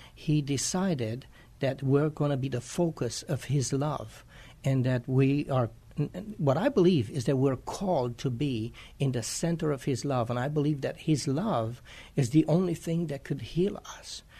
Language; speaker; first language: English; non-native, fluent; Romanian